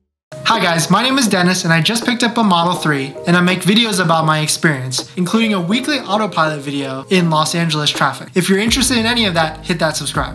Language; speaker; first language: English; native; English